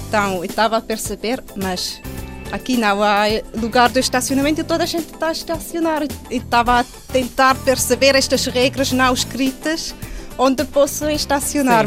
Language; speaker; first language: Portuguese; non-native, fluent; Swiss German